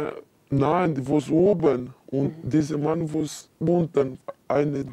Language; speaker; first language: German; non-native, learner; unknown